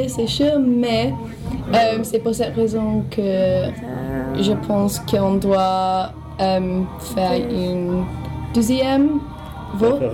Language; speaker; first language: French; non-native, learner; English